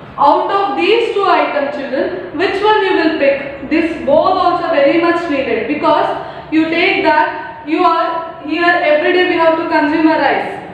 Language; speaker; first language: English; non-native, local second language; Kannada